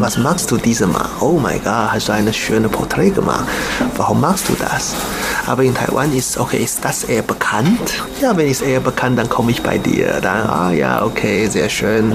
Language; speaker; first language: German; non-native, learner; Chinese